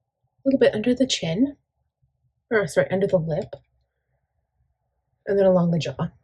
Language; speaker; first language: English; native; English